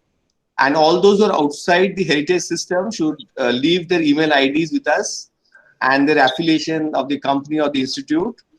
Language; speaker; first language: English; non-native, local second language; Bangla